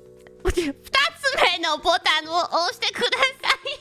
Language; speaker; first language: Japanese; non-native, learner; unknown